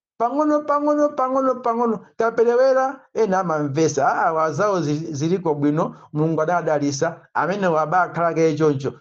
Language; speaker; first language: Nyanja; native; Nyanja